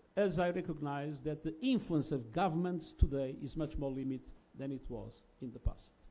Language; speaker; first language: English; non-native, fluent; Portuguese